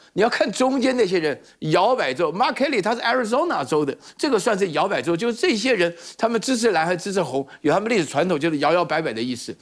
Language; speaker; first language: Chinese; native; Chinese